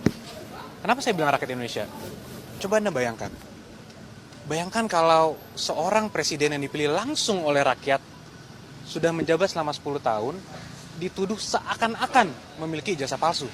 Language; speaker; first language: Indonesian; native; Indonesian